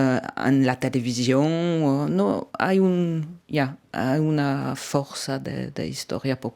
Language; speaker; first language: Spanish; non-native, fluent; French